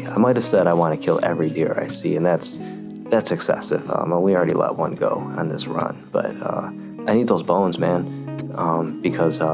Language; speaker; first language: English; native; English